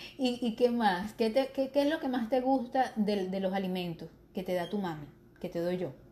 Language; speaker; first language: Spanish; native; Spanish